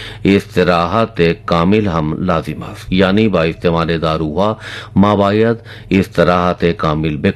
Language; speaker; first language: Persian; non-native, fluent; Urdu